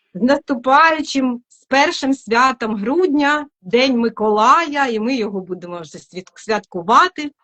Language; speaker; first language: Ukrainian; non-native, local second language; Russian